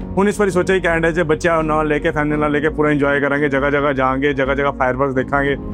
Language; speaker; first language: Punjabi; non-native, local second language; Hindi